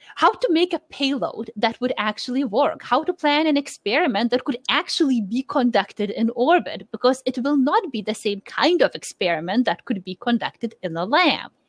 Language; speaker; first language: English; non-native, fluent; Lithuanian